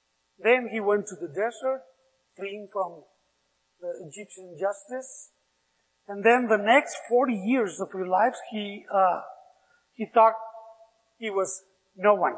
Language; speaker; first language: English; non-native, fluent; Spanish